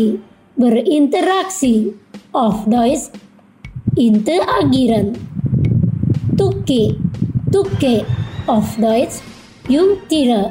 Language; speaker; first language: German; non-native, fluent; Indonesian